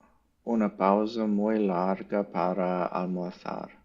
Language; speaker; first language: Spanish; non-native, learner; English